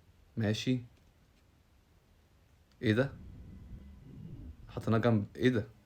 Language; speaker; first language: Arabic; native; Arabic